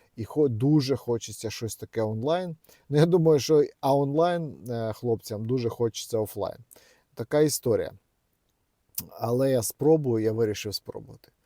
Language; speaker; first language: Ukrainian; non-native, local second language; Russian